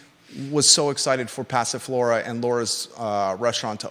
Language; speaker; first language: English; native; English